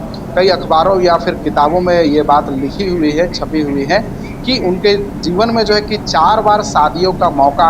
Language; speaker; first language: Hindi; native; Hindi